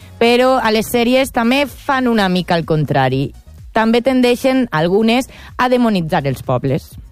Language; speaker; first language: Catalan; native; Catalan